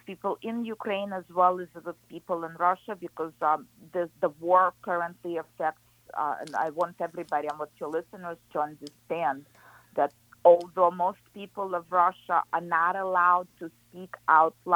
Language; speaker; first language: English; non-native, fluent; Ukrainian